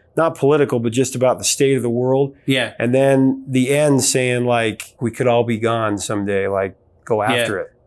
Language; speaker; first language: English; native; English